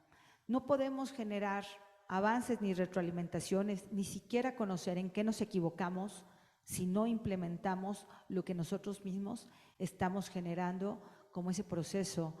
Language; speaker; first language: Spanish; native; Spanish